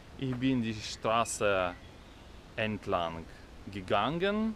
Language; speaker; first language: German; non-native, fluent; Russian